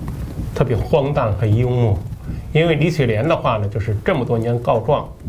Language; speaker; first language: Chinese; native; Chinese